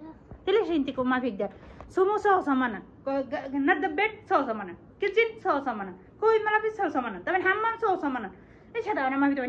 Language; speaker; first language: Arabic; non-native, learner; Bangla